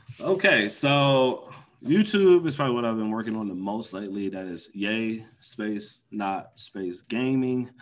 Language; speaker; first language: English; native; English